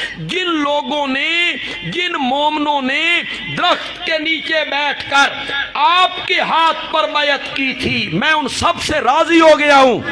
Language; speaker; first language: Urdu; non-native, local second language; Punjabi